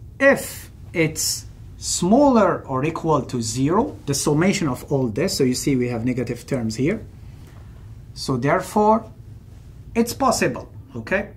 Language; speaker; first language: English; non-native, fluent; Arabic